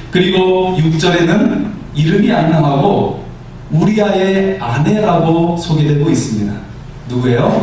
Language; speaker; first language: Korean; native; Korean